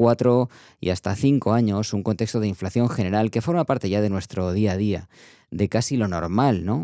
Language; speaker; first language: Spanish; native; Spanish